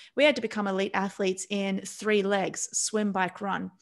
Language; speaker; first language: English; native; English